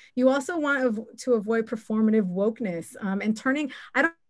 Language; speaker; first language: English; native; English